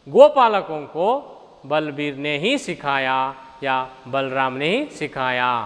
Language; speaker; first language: Hindi; non-native, local second language; Kannada